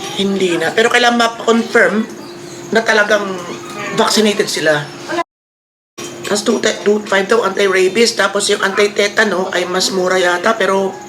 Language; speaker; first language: Filipino; native; Filipino